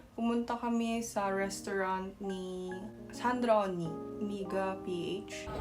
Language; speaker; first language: Filipino; non-native, fluent; Korean